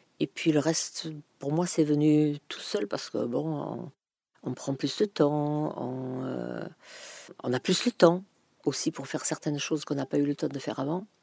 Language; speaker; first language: French; non-native, fluent; German